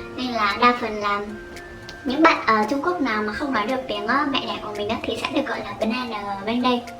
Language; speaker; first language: Vietnamese; native; Vietnamese